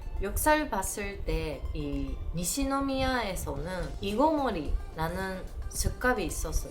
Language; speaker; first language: Korean; non-native, learner; Japanese